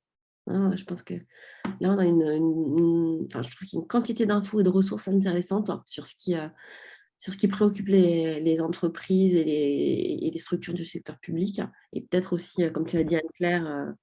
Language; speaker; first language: French; native; French